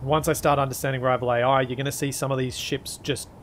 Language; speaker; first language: English; native; English